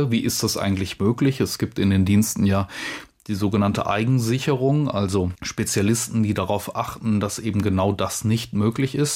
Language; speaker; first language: German; native; German